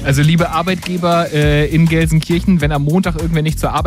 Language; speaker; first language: German; native; German